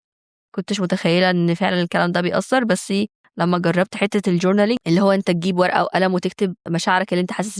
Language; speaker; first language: Arabic; native; Arabic